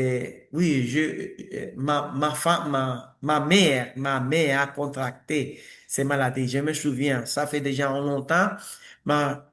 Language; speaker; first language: French; non-native, learner; Spanish